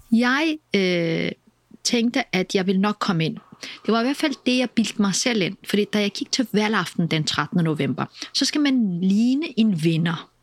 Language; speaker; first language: Danish; early bilingual, other home language; Kurdish